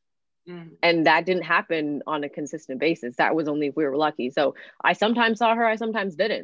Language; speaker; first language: English; native; English